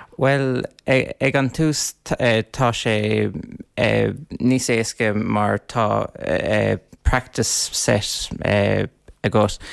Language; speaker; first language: Irish; non-native, local second language; English